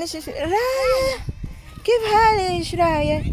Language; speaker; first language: Arabic; non-native, learner; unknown